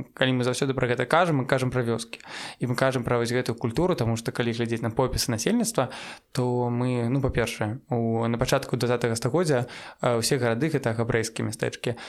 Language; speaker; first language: Belarusian; non-native, local second language; Russian